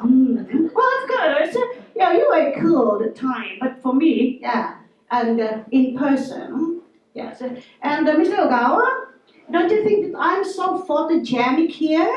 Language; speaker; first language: English; non-native, local second language; Filipino